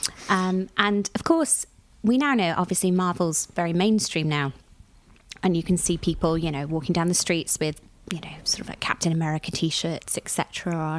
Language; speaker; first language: English; native; English